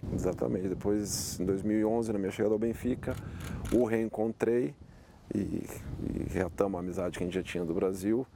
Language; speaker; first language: Portuguese; native; Portuguese